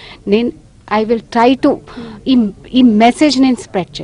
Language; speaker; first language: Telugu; non-native, local second language; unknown